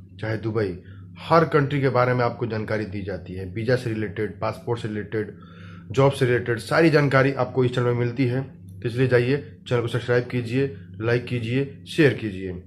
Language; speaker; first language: Hindi; native; Hindi